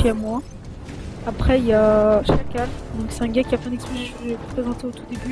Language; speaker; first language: French; native; French